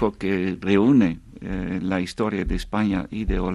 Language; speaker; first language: Spanish; non-native, fluent; Dutch